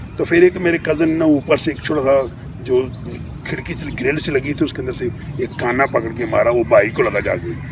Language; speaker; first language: Urdu; non-native, local second language; Punjabi